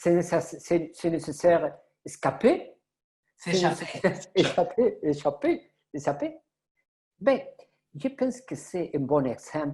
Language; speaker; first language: French; non-native, learner; Spanish